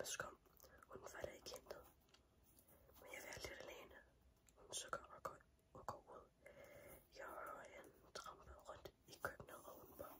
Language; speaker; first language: Danish; non-native, learner; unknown